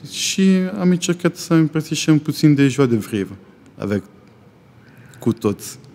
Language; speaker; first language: Romanian; non-native, fluent; Italian